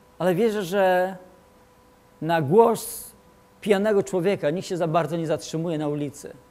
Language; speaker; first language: Polish; early bilingual, heritage; Polish